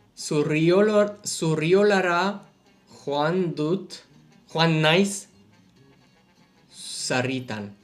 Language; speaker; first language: Basque; non-native, learner; English